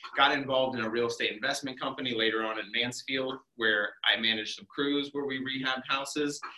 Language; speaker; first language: English; native; English